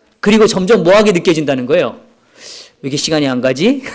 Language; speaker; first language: Korean; native; Korean